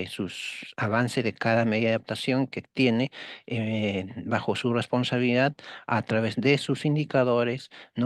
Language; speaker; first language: Spanish; native; Spanish